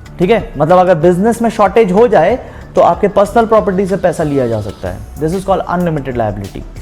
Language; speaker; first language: Hindi; native; Hindi